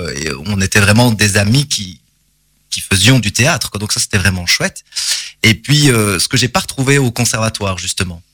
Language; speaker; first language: French; native; French